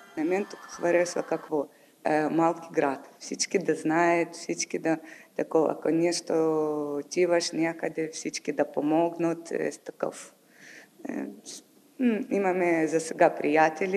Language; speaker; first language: Bulgarian; non-native, learner; Ukrainian